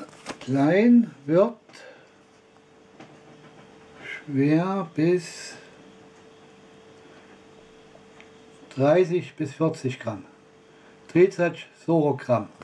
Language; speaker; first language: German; non-native, learner; Russian